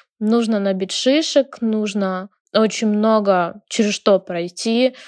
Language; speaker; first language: Russian; non-native, local second language; Ukrainian